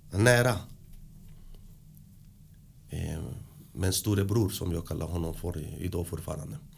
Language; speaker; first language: Swedish; early bilingual, other home language; Spanish